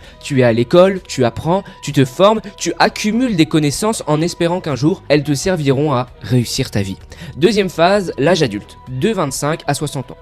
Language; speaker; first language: French; native; French